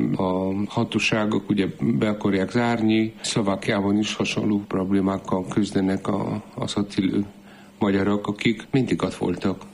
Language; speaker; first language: Hungarian; non-native, fluent; Polish